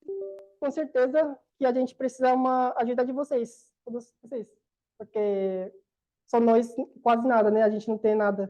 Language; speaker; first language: Portuguese; non-native, learner; Korean